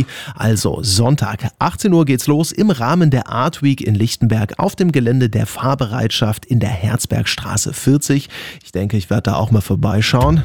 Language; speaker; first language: German; native; German